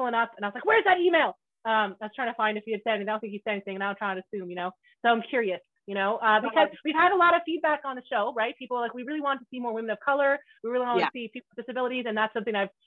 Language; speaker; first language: English; native; English